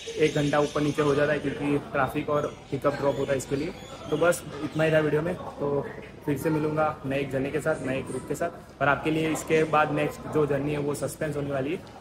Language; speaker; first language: Hindi; non-native, local second language; Gujarati